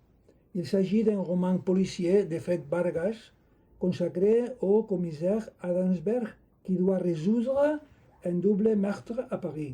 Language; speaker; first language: French; non-native, learner; Catalan